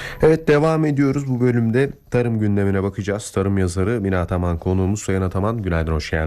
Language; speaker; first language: Turkish; native; Turkish